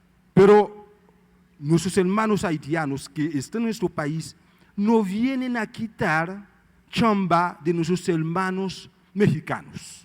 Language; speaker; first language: Spanish; non-native, fluent; Haitian Creole